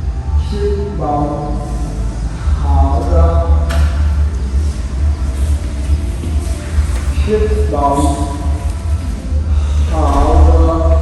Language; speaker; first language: Vietnamese; non-native, learner; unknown